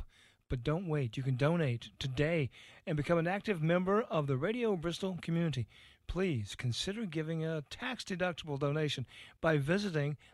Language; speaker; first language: English; native; English